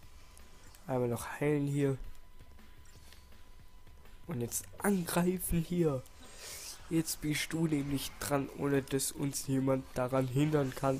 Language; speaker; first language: German; native; German